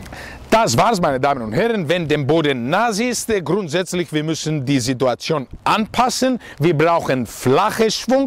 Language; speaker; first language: German; non-native, learner; Greek